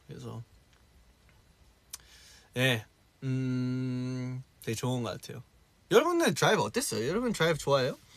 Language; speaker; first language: Korean; early bilingual, heritage; Korean